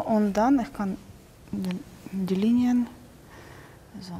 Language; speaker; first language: German; non-native, learner; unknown